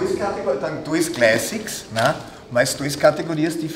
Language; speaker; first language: Portuguese; non-native, fluent; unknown